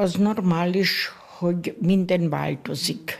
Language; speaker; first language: Hungarian; early bilingual, heritage; Hungarian